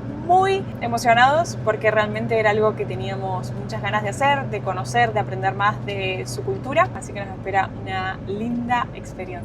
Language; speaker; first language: Spanish; native; Spanish